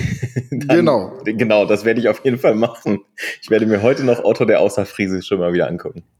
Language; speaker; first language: German; non-native, fluent; Polish